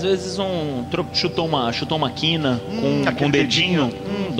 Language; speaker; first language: Portuguese; native; Portuguese